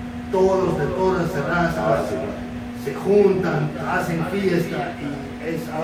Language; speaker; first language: Spanish; non-native, fluent; Afrikaans